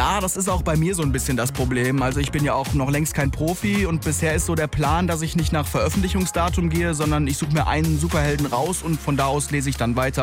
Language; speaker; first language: German; native; German